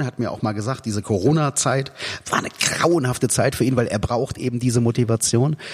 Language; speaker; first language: German; native; German